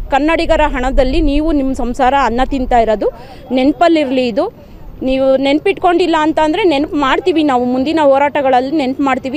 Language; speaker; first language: Kannada; non-native, local second language; Marathi